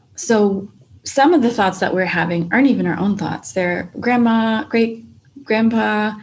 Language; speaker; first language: English; native; English